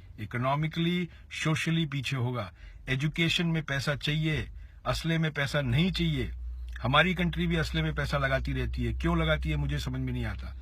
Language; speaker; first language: Hindi; native; Hindi